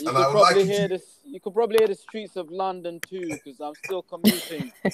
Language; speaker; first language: English; native; English